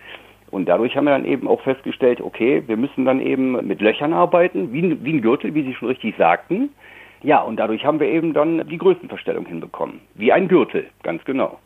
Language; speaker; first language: German; native; German